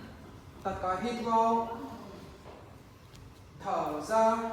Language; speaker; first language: Vietnamese; non-native, learner; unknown